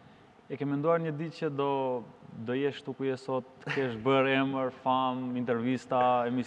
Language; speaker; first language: Albanian; native; Albanian